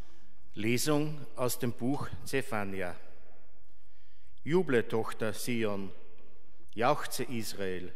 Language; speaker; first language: German; native; German